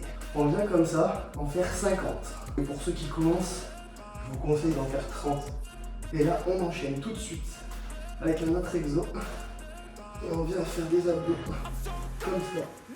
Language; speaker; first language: French; native; French